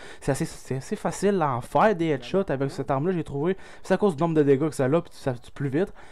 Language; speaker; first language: French; native; French